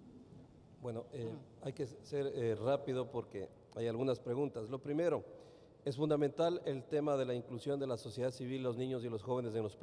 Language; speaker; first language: Spanish; native; Spanish